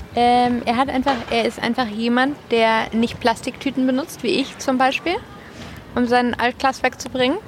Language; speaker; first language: German; native; German